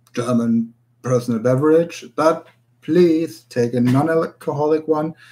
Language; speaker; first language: English; non-native, fluent; German